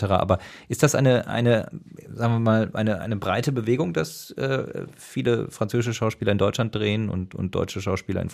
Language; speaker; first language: German; native; German